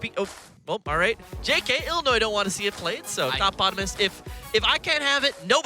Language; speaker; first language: English; native; English